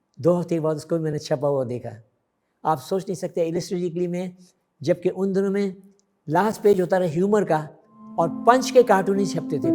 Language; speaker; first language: Hindi; early bilingual, other home language; Sindhi